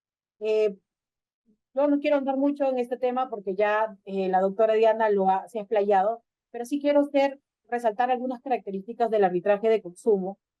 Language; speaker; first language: Spanish; native; Spanish